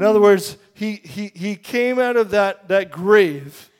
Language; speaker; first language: English; native; English